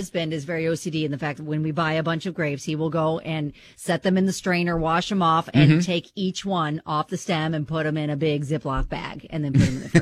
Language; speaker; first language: English; native; English